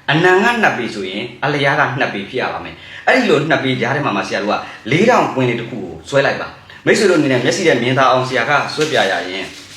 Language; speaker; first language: Burmese; native; Burmese